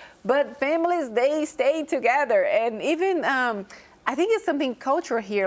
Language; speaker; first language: English; native; English